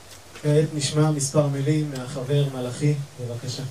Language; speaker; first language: Hebrew; native; Hebrew